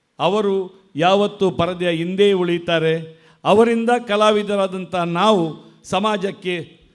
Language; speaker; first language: Kannada; non-native, local second language; Konkani